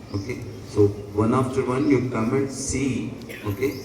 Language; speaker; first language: English; non-native, local second language; Telugu